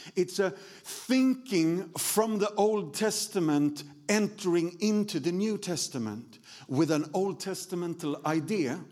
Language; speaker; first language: English; non-native, fluent; Swedish